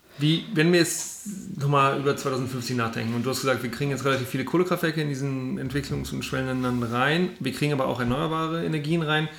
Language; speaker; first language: German; native; German